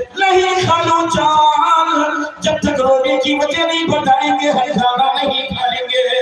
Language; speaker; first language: Urdu; native; Urdu